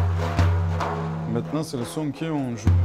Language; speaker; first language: French; non-native, learner; Kurdish